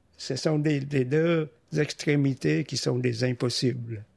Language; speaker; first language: French; non-native, fluent; Vietnamese